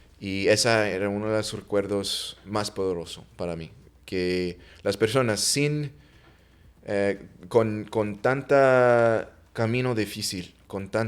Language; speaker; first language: Spanish; non-native, fluent; English